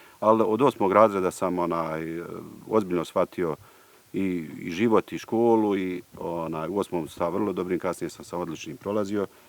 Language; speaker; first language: Bosnian; native; Bosnian